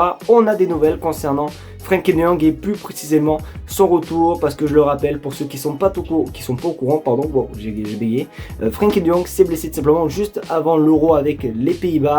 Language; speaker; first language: French; native; French